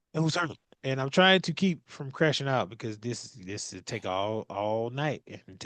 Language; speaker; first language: English; native; English